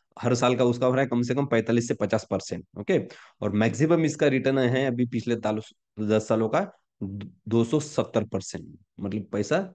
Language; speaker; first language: Hindi; non-native, local second language; Marathi